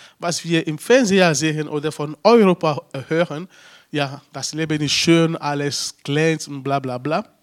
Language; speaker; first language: German; non-native, fluent; Ewe